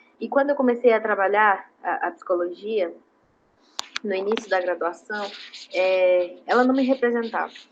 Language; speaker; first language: Portuguese; non-native, local second language; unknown